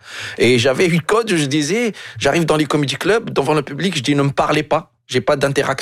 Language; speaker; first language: French; non-native, local second language; Arabic